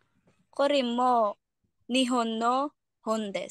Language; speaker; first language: Japanese; non-native, learner; Filipino